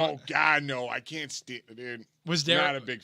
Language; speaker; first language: English; native; English